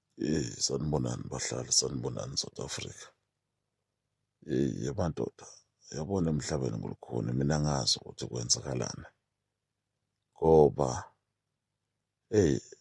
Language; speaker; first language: Zulu; non-native, local second language; Swati